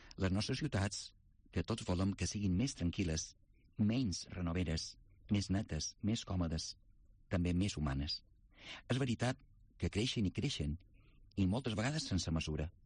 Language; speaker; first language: Catalan; native; Catalan